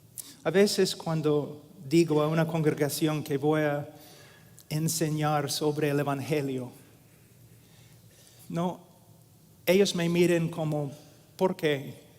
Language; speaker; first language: Spanish; non-native, fluent; English